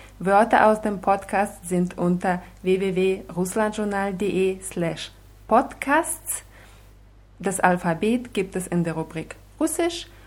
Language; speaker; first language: German; non-native, fluent; Russian